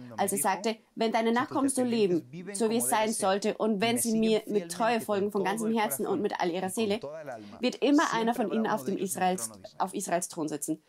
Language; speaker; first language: German; non-native, fluent; Spanish